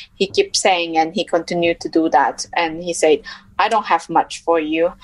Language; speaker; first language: English; non-native, local second language; Mizo